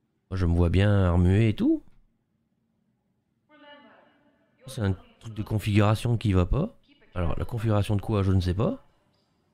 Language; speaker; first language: French; native; French